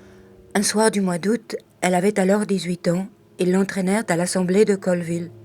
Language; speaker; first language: French; native; French